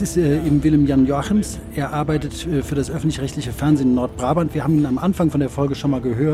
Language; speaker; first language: German; native; German